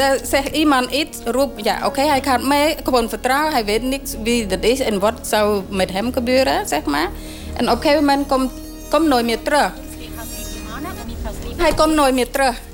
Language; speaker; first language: Dutch; non-native, learner; Khmer